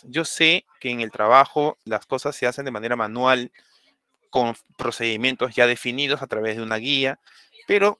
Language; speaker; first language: Spanish; native; Spanish